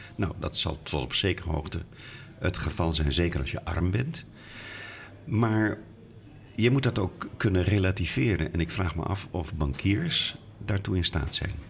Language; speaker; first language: Dutch; native; Dutch